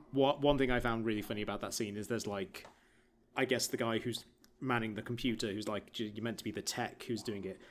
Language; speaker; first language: English; native; English